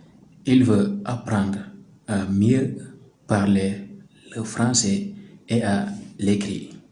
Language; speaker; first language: French; non-native, learner; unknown